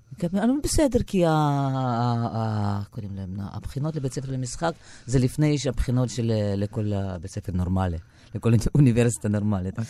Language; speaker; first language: Hebrew; non-native, fluent; Russian